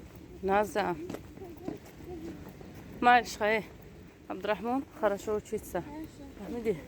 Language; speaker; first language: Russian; non-native, learner; Tajik